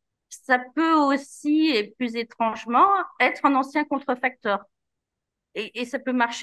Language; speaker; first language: French; native; French